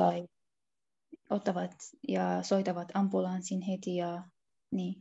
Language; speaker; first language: Finnish; non-native, learner; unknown